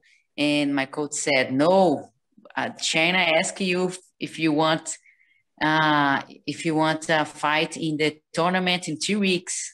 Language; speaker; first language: English; non-native, learner; Portuguese